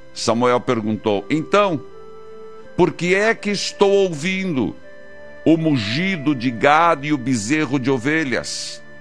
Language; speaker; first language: Portuguese; native; Portuguese